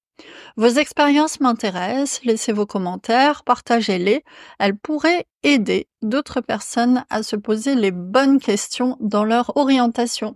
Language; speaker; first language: French; native; French